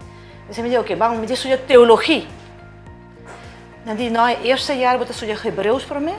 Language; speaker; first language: Dutch; non-native, local second language; Papiamento